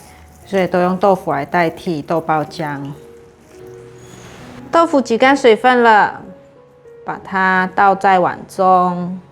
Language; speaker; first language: Chinese; native; Chinese